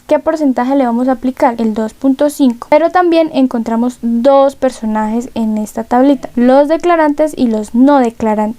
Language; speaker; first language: Spanish; native; Spanish